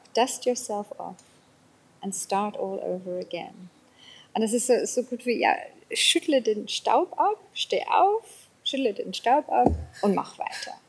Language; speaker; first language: German; non-native, fluent; English